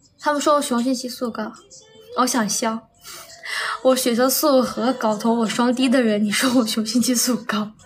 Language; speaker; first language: Chinese; native; Chinese